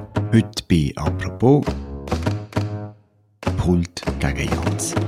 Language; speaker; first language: German; native; German